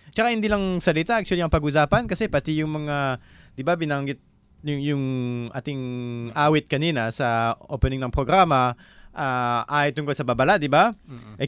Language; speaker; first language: Filipino; non-native, fluent; French